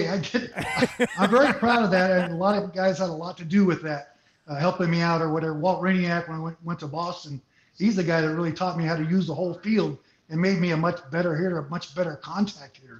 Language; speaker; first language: English; native; English